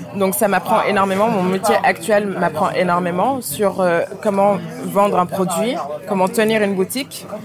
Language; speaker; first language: French; early bilingual, other home language; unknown